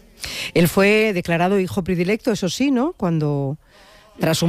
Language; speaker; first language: Spanish; native; Spanish